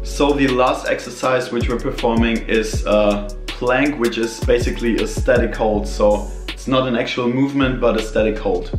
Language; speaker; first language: English; non-native, fluent; German